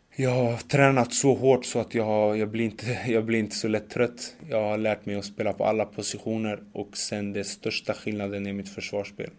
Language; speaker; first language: Swedish; early bilingual, other home language; Macedonian